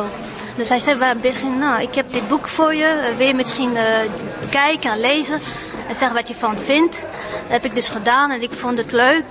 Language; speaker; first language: Dutch; early bilingual, other home language; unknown